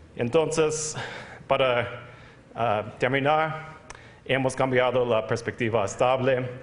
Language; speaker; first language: Spanish; non-native, fluent; English